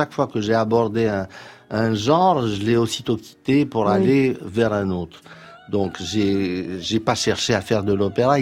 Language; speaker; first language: French; non-native, fluent; Romanian